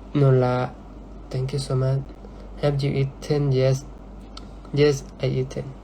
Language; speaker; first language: English; non-native, learner; Thai